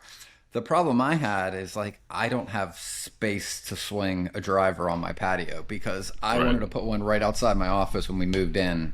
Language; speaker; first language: English; native; English